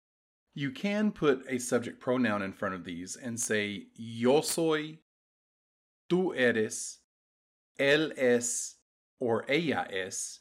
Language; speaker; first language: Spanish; non-native, fluent; English